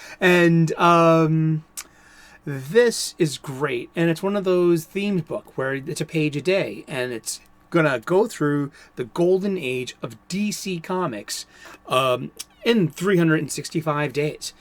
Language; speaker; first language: English; native; English